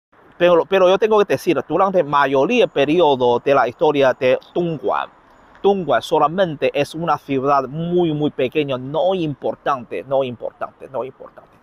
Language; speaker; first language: Spanish; non-native, learner; Chinese